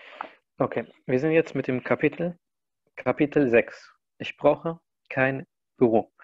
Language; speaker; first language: German; non-native, fluent; Spanish